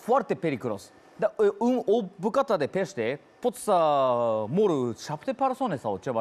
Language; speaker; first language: Romanian; non-native, learner; Japanese